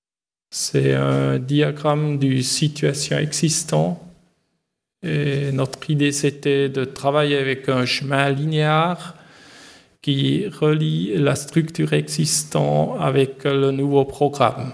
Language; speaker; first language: French; non-native, learner; German